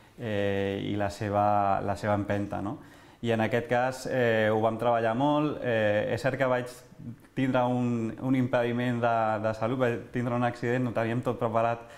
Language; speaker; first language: Catalan; non-native, local second language; Spanish